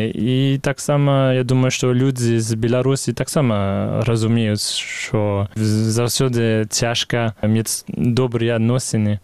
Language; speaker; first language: Belarusian; non-native, fluent; French